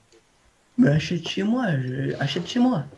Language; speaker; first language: French; native; French